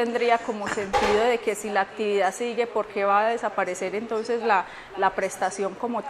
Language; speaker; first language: Spanish; native; Spanish